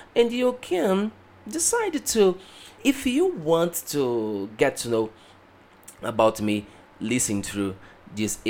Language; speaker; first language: English; non-native, learner; Portuguese